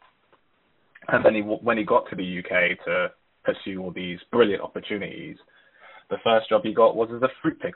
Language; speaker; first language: English; native; English